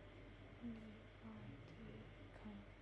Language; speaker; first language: English; non-native, learner; Vietnamese